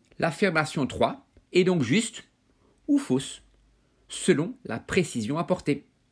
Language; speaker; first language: French; native; French